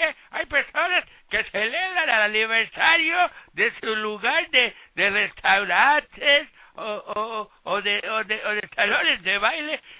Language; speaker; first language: Spanish; native; Spanish